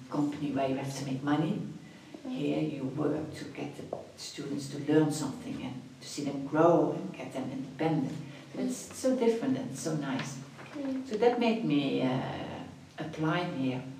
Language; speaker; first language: English; non-native, fluent; Dutch